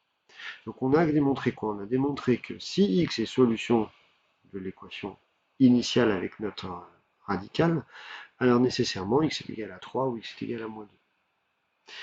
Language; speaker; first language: French; native; French